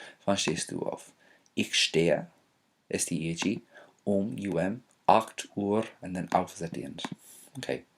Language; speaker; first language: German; non-native, fluent; English